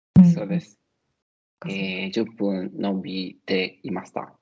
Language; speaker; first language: Japanese; non-native, learner; Italian